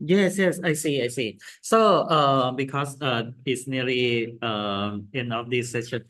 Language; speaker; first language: English; non-native, learner; Thai